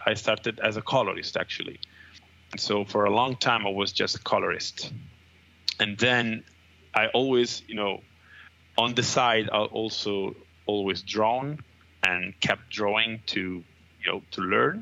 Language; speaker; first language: English; non-native, fluent; Italian